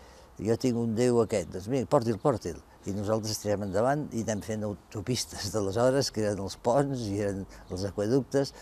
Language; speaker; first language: Catalan; native; Catalan